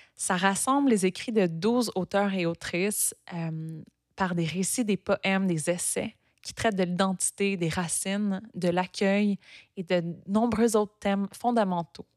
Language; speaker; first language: French; native; French